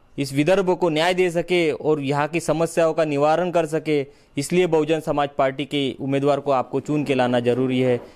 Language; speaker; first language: Hindi; non-native, local second language; Marathi